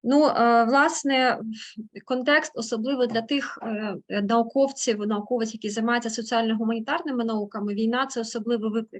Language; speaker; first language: Ukrainian; native; Ukrainian